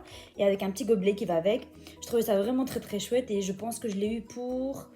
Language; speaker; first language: French; native; French